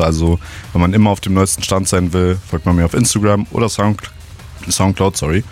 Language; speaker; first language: German; native; German